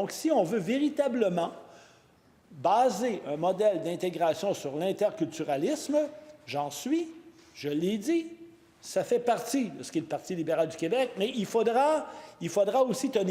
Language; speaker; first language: French; native; French